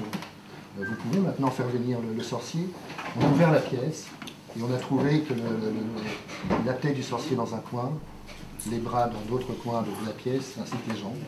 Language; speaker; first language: French; native; French